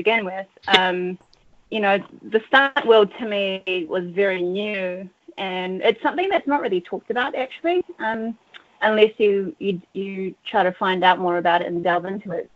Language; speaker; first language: English; native; English